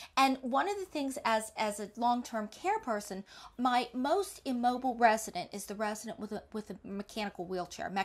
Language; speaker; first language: English; native; English